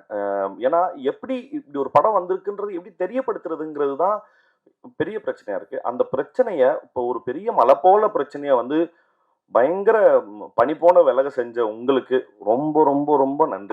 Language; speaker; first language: Tamil; native; Tamil